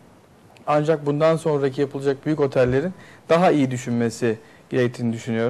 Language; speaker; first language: Turkish; native; Turkish